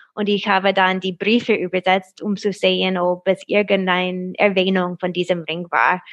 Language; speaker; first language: German; non-native, fluent; English